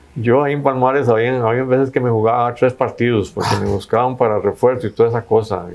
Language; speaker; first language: Spanish; native; Spanish